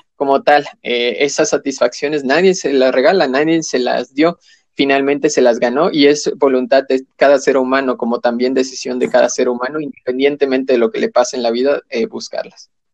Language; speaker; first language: Spanish; native; Spanish